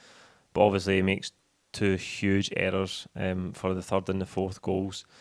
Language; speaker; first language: English; native; English